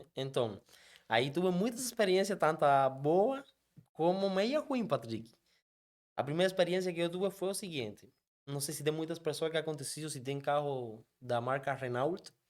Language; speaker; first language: Portuguese; non-native, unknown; Spanish